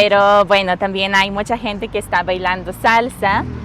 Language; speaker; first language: Spanish; non-native, fluent; Bulgarian